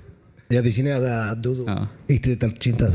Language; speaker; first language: Indonesian; non-native, fluent; Spanish